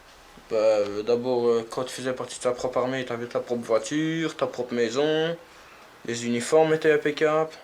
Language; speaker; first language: French; native; French